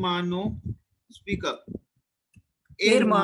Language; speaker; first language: Spanish; non-native, learner; Hindi